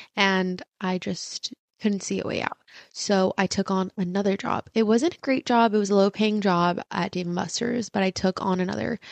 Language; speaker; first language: English; early bilingual, other home language; Spanish